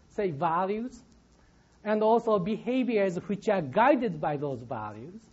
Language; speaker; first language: English; non-native, fluent; Japanese